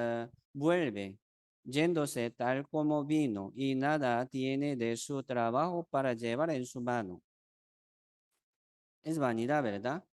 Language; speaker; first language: Spanish; non-native, fluent; Korean